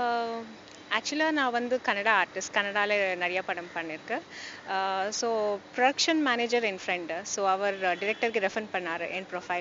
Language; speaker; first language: Tamil; non-native, learner; Kannada